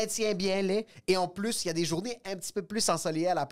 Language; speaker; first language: French; native; French